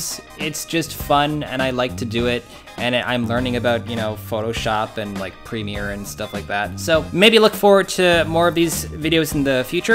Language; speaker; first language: English; native; English